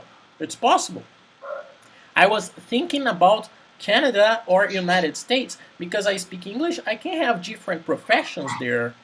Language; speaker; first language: English; non-native, fluent; Portuguese